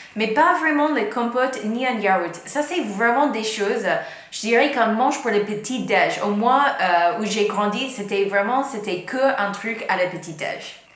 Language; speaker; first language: French; non-native, fluent; English